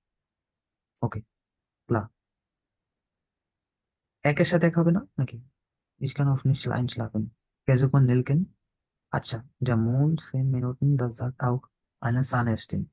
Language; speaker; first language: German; non-native, fluent; Bangla